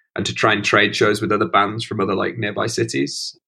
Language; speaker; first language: English; native; English